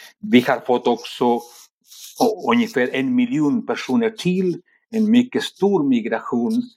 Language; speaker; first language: Swedish; non-native, fluent; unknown